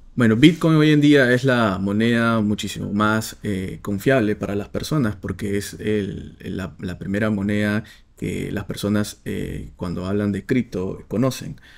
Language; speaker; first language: Spanish; native; Spanish